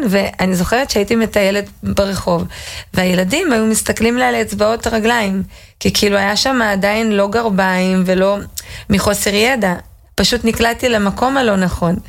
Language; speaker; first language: Hebrew; early bilingual, other home language; Russian